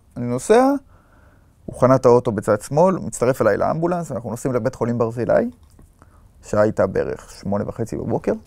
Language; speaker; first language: Hebrew; native; Hebrew